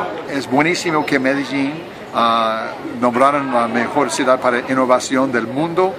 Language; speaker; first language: Spanish; non-native, learner; English